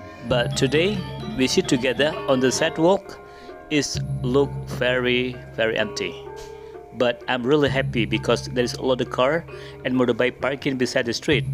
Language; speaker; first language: English; non-native, learner; Indonesian